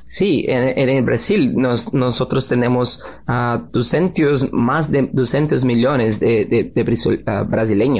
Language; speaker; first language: Spanish; non-native, learner; Portuguese